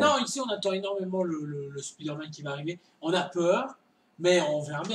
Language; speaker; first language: French; native; French